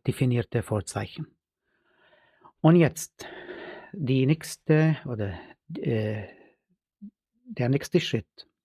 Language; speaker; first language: German; non-native, fluent; Arabic